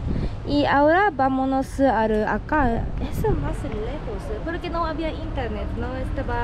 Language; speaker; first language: Spanish; non-native, fluent; Japanese